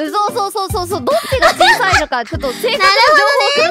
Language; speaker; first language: Japanese; native; Japanese